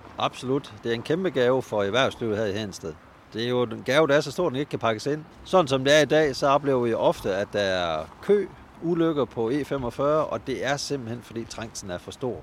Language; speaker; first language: Danish; native; Danish